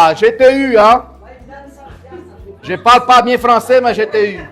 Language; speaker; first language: French; native; French